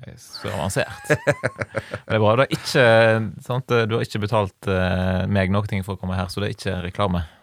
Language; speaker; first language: Norwegian; native; Norwegian